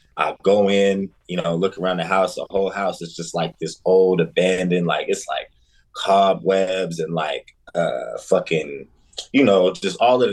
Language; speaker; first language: English; native; English